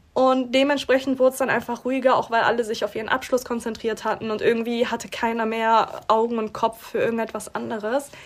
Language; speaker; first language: German; early bilingual, other home language; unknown